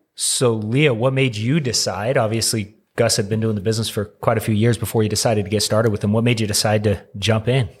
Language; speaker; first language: English; native; English